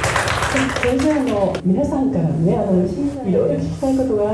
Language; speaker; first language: Japanese; native; Japanese